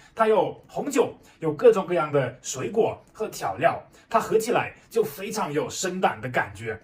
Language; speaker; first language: Chinese; non-native, fluent; German